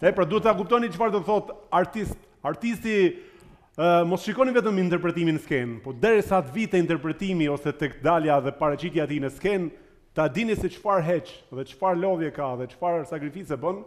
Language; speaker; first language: Albanian; native; Albanian